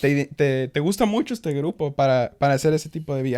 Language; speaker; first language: Spanish; early bilingual, heritage; Spanish